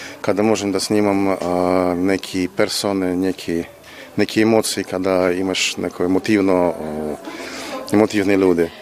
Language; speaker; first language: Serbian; non-native, learner; Russian